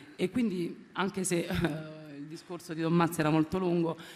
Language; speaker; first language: Italian; early bilingual, other home language; Amharic